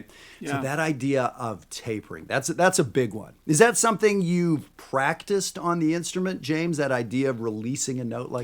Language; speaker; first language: English; native; English